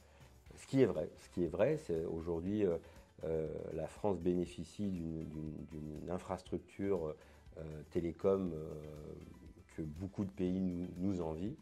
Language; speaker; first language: French; native; French